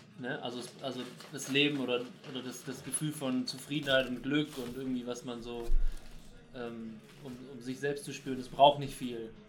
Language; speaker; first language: German; native; German